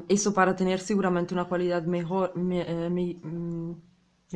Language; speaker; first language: Spanish; non-native, fluent; Italian